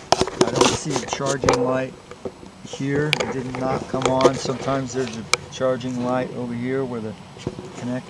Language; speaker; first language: English; native; English